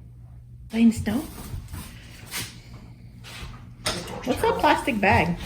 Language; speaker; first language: English; native; English